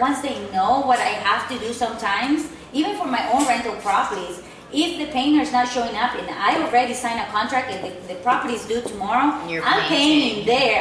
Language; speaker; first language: English; non-native, fluent; Spanish